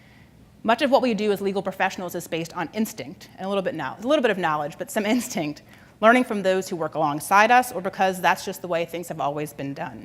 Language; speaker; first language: English; native; English